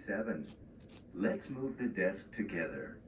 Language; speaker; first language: English; non-native, learner; Japanese